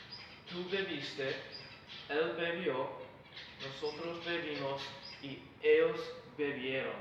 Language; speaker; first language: Spanish; non-native, learner; English